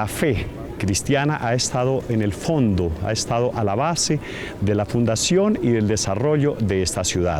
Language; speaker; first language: Spanish; native; Spanish